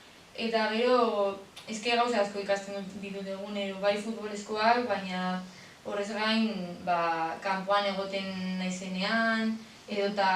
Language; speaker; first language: Basque; non-native, local second language; Spanish